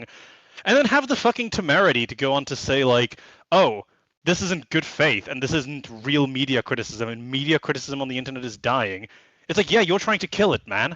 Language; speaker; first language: English; native; English